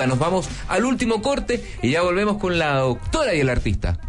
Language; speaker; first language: Spanish; native; Spanish